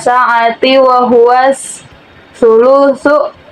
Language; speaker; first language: Arabic; non-native, learner; Indonesian